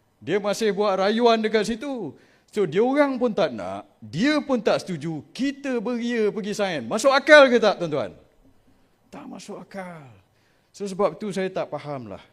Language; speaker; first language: Malay; native; Malay